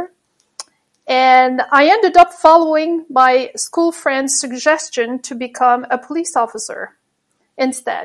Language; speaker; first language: English; non-native, fluent; French